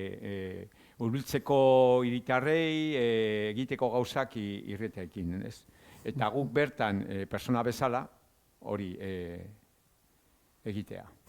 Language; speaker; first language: Basque; non-native, local second language; Spanish